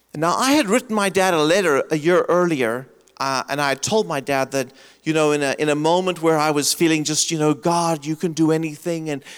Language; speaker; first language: English; native; English